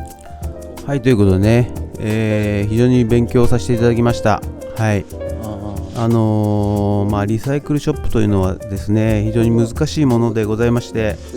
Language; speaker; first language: Japanese; native; Japanese